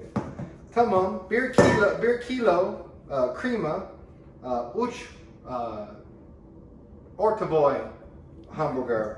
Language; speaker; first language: Turkish; non-native, learner; English